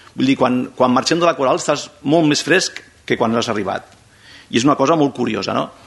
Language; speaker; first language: Catalan; non-native, local second language; Spanish